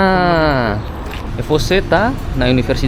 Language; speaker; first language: Portuguese; non-native, learner; Indonesian